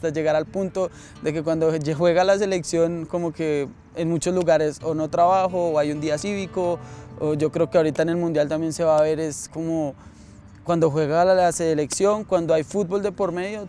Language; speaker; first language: Spanish; native; Spanish